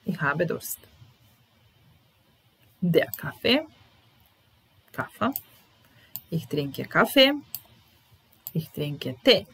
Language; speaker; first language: German; non-native, fluent; Serbian